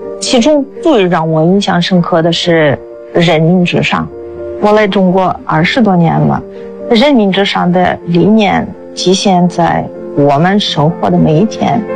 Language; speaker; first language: Chinese; non-native, fluent; Russian